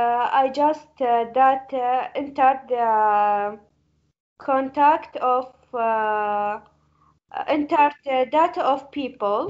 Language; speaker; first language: English; non-native, learner; Arabic